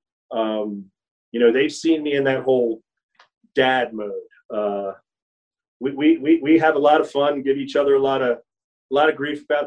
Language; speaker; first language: English; native; English